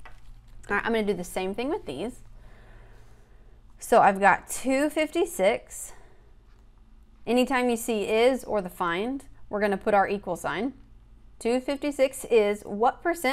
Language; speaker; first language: English; native; English